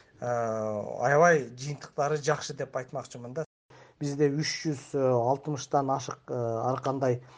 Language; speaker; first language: Kyrgyz; native; Kyrgyz